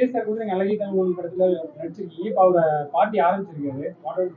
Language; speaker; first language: Tamil; native; Tamil